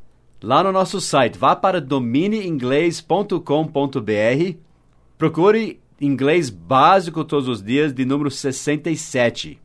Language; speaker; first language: Portuguese; non-native, fluent; English